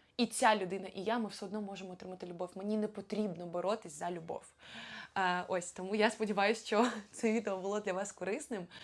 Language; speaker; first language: Ukrainian; non-native, local second language; Russian